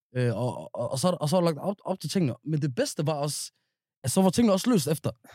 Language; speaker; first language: Danish; early bilingual, other home language; Somali